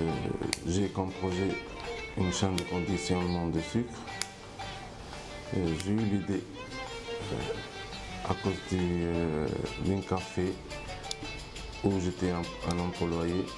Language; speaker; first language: French; non-native, local second language; Arabic